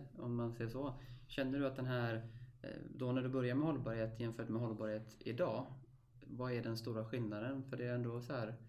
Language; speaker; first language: Swedish; native; Swedish